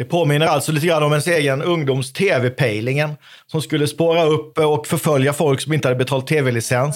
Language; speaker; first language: Swedish; native; Swedish